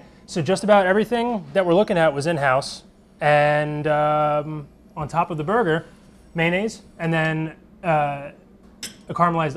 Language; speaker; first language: English; native; English